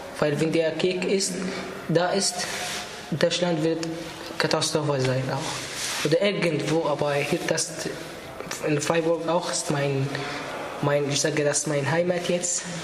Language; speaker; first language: German; non-native, learner; Arabic